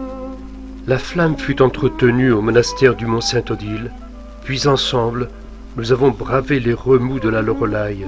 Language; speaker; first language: French; native; French